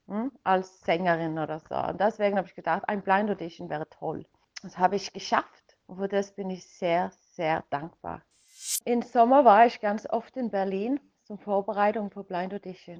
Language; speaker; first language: German; non-native, fluent; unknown